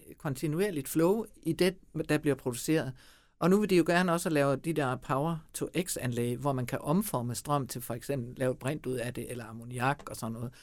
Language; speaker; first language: Danish; native; Danish